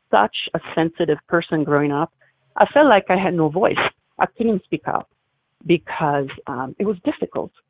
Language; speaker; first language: English; non-native, fluent; Italian